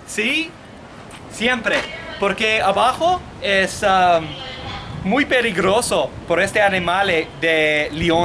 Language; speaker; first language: Spanish; non-native, learner; English